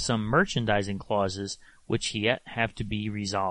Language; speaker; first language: English; native; English